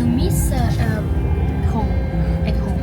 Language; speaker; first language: English; non-native, learner; Russian